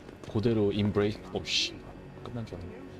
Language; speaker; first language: Korean; native; Korean